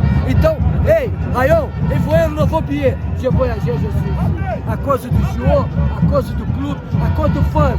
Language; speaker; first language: French; non-native, learner; Portuguese